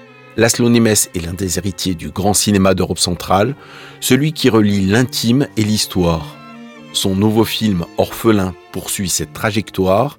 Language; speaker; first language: French; native; French